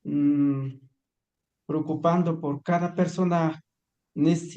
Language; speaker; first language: Spanish; non-native, local second language; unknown